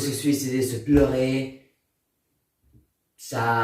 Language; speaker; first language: French; non-native, learner; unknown